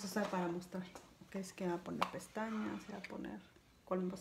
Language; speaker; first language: Spanish; native; Spanish